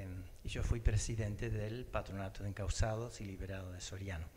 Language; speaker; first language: Spanish; early bilingual, other home language; English